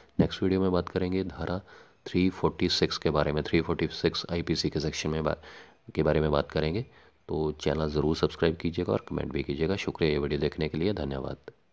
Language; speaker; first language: Hindi; non-native, local second language; Punjabi